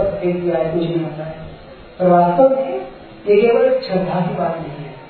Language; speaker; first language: Hindi; non-native, local second language; Marathi